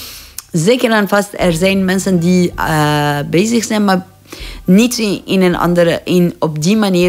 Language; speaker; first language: Dutch; non-native, fluent; Persian